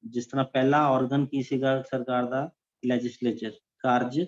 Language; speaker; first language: Hindi; non-native, local second language; Punjabi